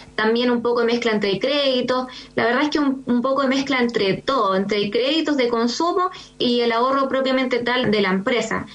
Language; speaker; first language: Spanish; native; Spanish